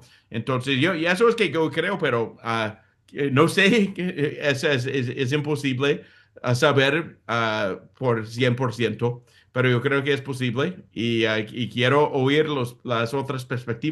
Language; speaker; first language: Spanish; non-native, fluent; English